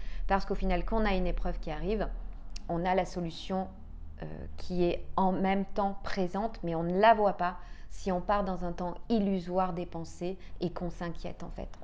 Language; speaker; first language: French; native; French